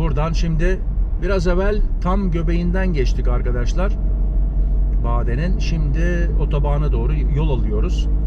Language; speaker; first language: Turkish; early bilingual, heritage; Turkish